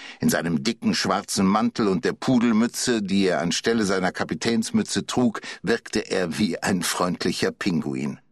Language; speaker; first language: German; native; German